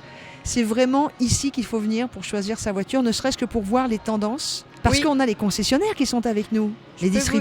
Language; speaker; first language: French; native; French